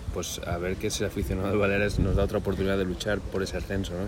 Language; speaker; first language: Spanish; native; Spanish